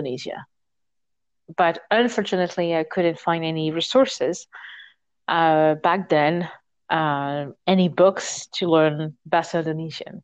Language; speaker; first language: English; non-native, fluent; French